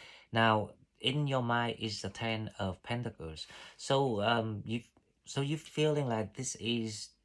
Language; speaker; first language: English; non-native, fluent; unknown